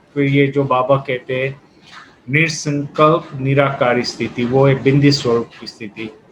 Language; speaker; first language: Hindi; non-native, fluent; Gujarati